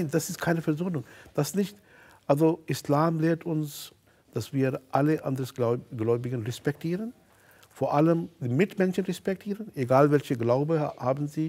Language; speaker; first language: German; non-native, fluent; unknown